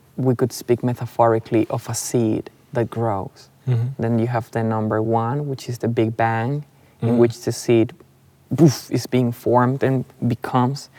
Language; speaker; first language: English; non-native, fluent; Spanish